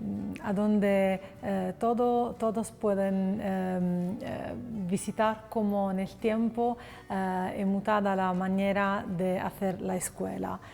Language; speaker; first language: Spanish; non-native, fluent; Italian